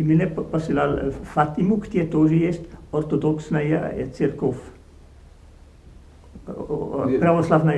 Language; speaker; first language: Russian; non-native, learner; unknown